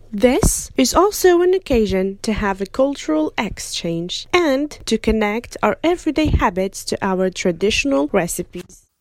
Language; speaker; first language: English; non-native, fluent; French